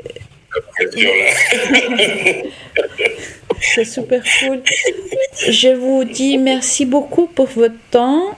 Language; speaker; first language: French; non-native, local second language; Italian